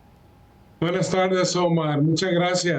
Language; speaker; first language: Spanish; early bilingual, heritage; Spanish